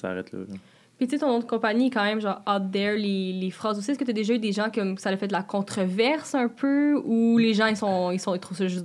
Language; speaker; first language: French; native; French